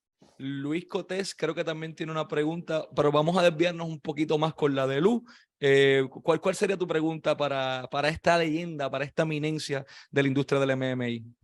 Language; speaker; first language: Spanish; native; Spanish